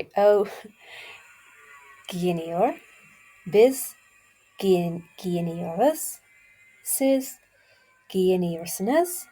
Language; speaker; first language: Turkish; non-native, learner; English